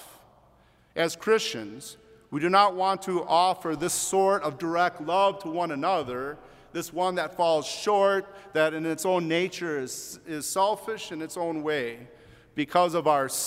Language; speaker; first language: English; native; English